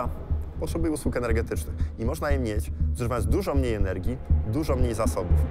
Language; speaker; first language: Polish; native; Polish